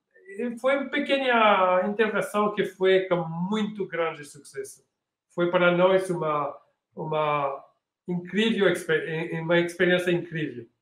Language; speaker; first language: Portuguese; non-native, learner; French